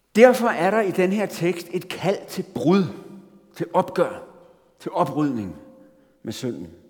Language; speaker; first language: Danish; native; Danish